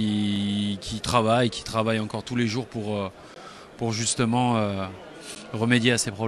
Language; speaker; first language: French; native; French